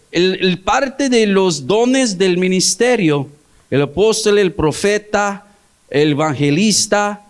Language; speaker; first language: Spanish; early bilingual, heritage; English